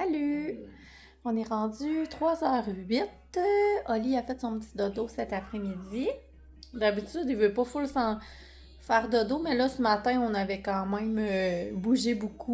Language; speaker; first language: French; native; French